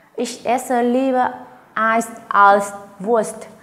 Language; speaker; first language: German; non-native, fluent; Vietnamese